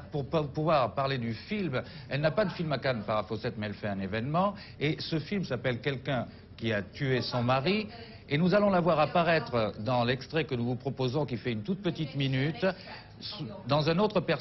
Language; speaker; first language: French; native; French